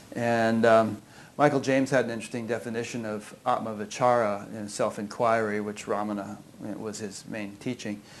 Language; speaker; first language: English; native; English